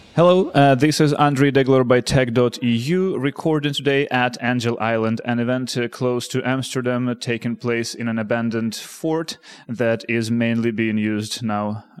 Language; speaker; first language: English; non-native, fluent; Ukrainian